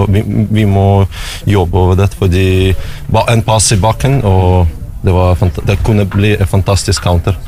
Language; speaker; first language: Norwegian; non-native, learner; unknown